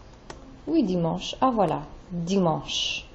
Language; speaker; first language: French; non-native, fluent; English